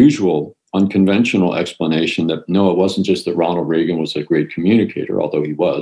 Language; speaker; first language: English; native; English